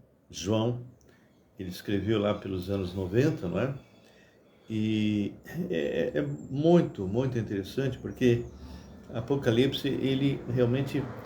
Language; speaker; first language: Portuguese; native; Portuguese